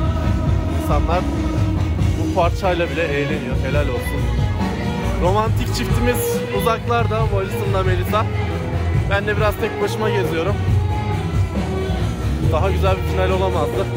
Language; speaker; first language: Turkish; native; Turkish